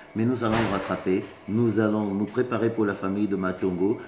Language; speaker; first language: French; non-native, local second language; Lingala